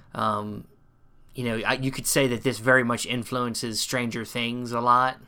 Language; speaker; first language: English; native; English